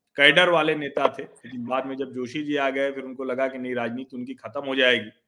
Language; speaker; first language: Hindi; native; Hindi